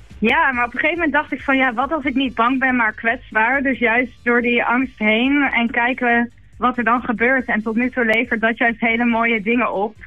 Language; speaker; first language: Dutch; native; Dutch